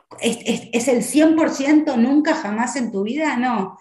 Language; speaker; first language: Spanish; native; Spanish